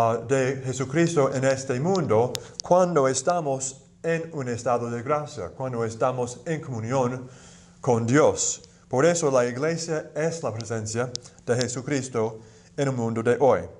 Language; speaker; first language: Spanish; non-native, fluent; English